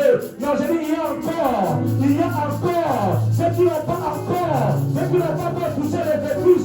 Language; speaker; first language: French; non-native, local second language; Lingala